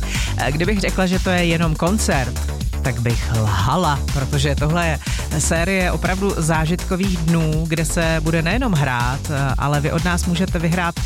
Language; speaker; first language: Czech; native; Czech